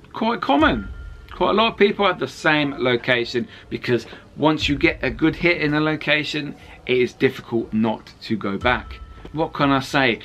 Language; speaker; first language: English; native; English